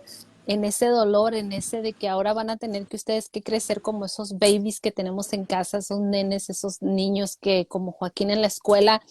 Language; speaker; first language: Spanish; native; Spanish